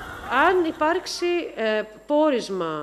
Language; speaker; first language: Greek; native; Greek